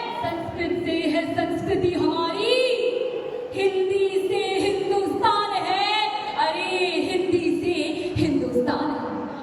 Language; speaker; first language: Hindi; native; Hindi